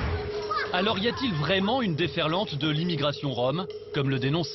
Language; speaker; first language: French; native; French